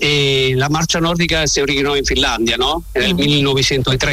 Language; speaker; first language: Spanish; non-native, learner; Italian